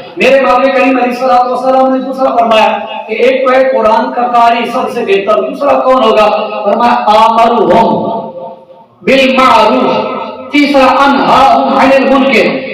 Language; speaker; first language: Urdu; non-native, local second language; Punjabi